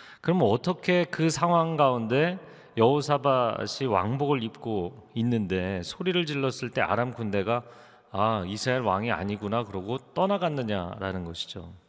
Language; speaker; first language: Korean; native; Korean